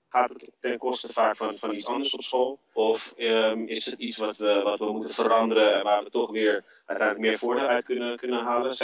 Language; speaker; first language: Dutch; early bilingual, other home language; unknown